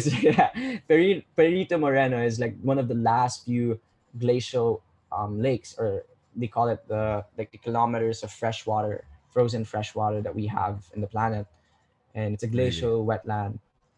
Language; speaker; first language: English; non-native, local second language; Filipino